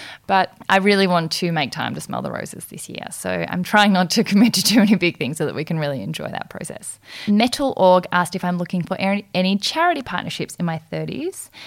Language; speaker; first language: English; native; English